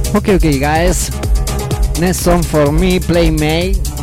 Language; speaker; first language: English; non-native, learner; Spanish